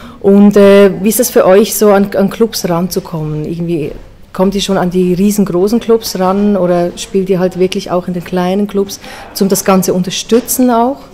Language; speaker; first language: German; native; German